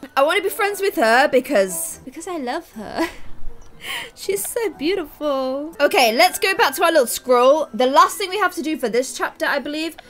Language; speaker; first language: English; native; English